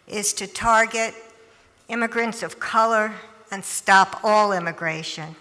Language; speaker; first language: English; native; English